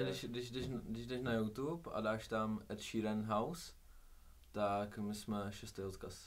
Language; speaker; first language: Czech; native; Czech